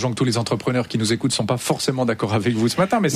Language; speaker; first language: French; native; French